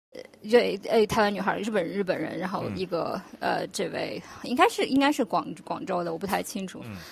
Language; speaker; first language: Chinese; non-native, local second language; Uyghur